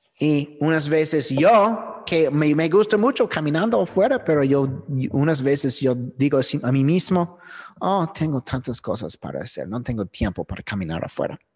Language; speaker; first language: Spanish; non-native, fluent; English